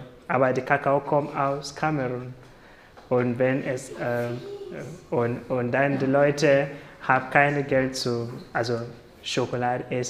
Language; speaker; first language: German; non-native, learner; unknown